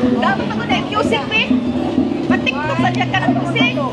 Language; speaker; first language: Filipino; non-native, local second language; Cebuano